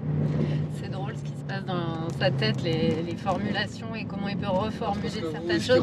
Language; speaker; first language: French; native; French